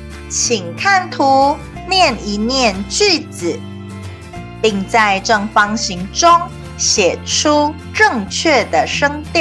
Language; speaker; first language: Chinese; native; Chinese